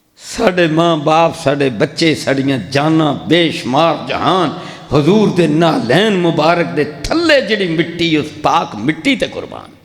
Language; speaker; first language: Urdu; non-native, local second language; Punjabi